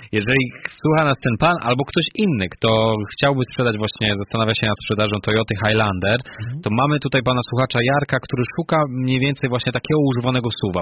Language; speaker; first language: Polish; native; Polish